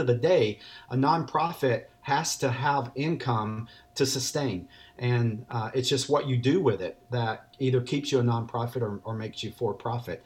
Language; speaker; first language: English; native; English